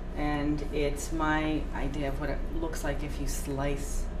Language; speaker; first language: English; native; English